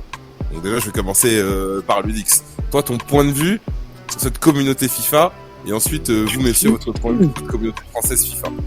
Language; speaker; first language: French; native; French